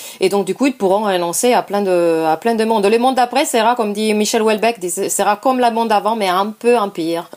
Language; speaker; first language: French; non-native, fluent; Italian